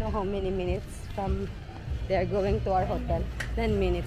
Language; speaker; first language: English; non-native, local second language; Filipino